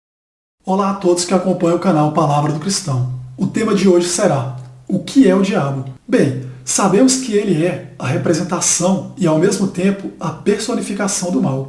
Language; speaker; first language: Portuguese; native; Portuguese